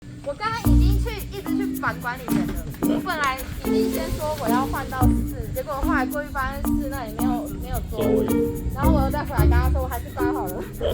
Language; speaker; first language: Chinese; native; Chinese